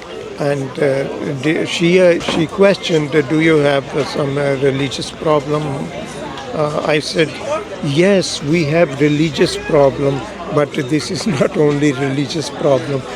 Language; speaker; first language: English; non-native, fluent; Urdu